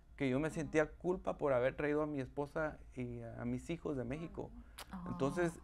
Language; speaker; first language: Spanish; native; Spanish